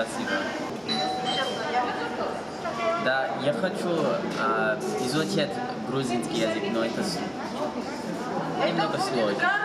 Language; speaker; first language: Russian; non-native, learner; English